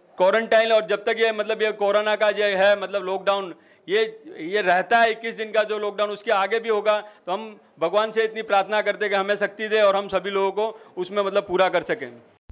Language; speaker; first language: Hindi; native; Hindi